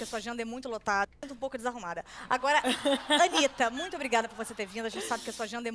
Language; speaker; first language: Portuguese; native; Portuguese